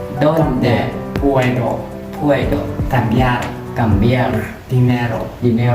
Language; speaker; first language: Spanish; non-native, learner; Thai